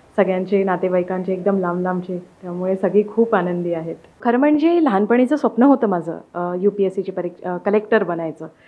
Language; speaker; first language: Marathi; native; Marathi